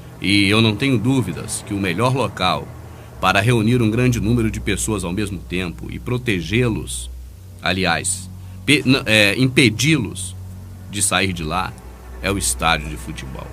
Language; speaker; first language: Portuguese; native; Portuguese